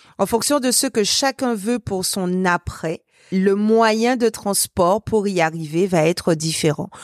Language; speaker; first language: French; native; French